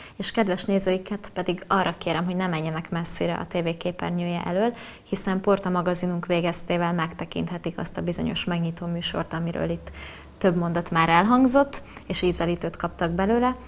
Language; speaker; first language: Hungarian; native; Hungarian